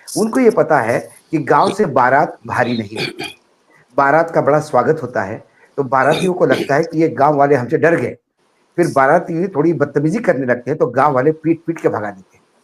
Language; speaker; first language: Hindi; non-native, local second language; Marathi